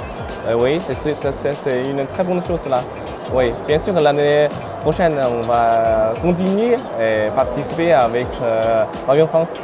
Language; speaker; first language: French; non-native, fluent; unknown